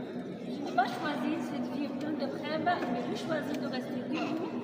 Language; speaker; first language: French; non-native, learner; Arabic